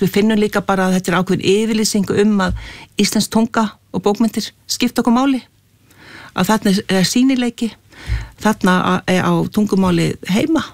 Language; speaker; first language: Icelandic; native; Icelandic